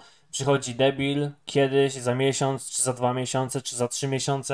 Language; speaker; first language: Polish; native; Polish